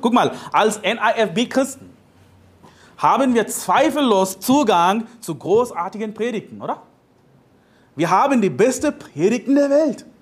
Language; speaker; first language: German; non-native, fluent; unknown